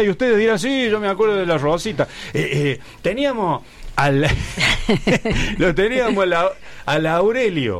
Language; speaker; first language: Spanish; native; Spanish